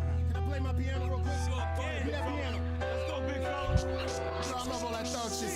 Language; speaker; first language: English; native; English